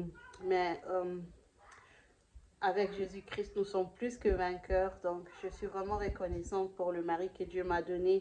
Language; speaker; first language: French; non-native, local second language; Lingala